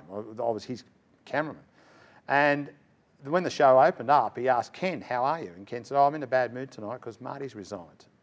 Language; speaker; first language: English; native; English